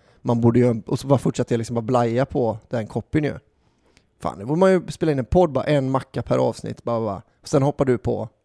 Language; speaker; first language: Swedish; native; Swedish